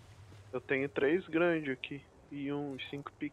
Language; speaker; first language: Portuguese; native; Portuguese